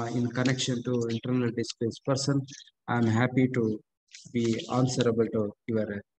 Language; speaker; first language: English; non-native, local second language; Kannada